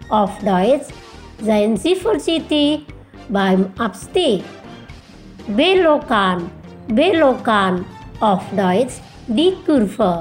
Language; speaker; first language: German; non-native, fluent; Indonesian